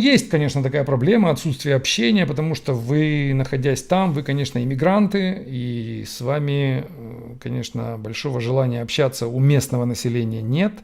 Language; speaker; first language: Russian; native; Russian